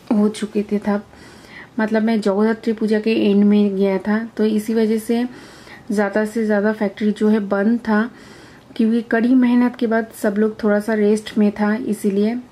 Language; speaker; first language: Hindi; non-native, local second language; Bangla